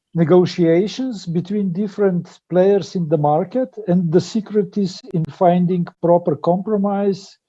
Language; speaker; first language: English; non-native, fluent; Slovenian